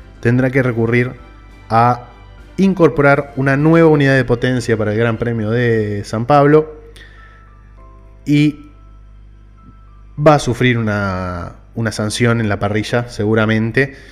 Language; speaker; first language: Spanish; native; Spanish